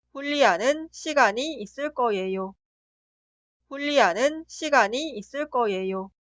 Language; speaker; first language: Korean; non-native, fluent; Spanish